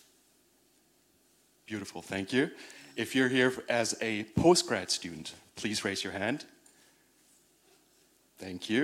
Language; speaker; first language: English; non-native, fluent; German